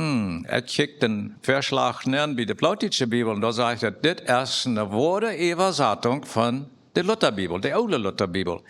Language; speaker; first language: German; non-native, learner; Plautdietsch